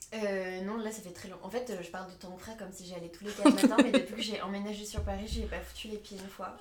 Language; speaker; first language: French; native; French